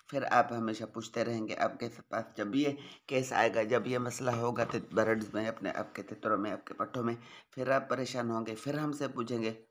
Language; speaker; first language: Hindi; non-native, local second language; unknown